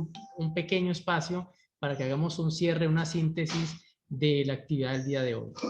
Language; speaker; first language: Spanish; native; Spanish